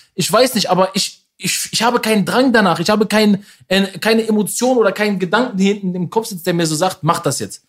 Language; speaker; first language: German; early bilingual, other home language; Persian